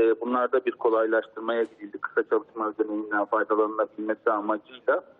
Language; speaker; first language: Turkish; native; Turkish